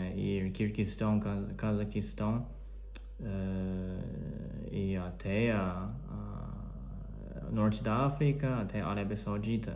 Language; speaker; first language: Portuguese; non-native, learner; Chinese